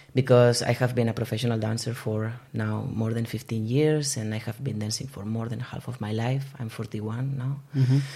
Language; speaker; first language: English; non-native, fluent; Spanish